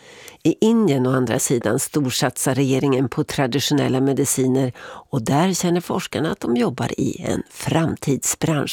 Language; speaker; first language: Swedish; native; Swedish